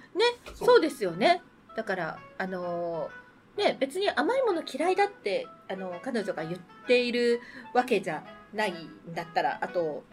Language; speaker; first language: Japanese; native; Japanese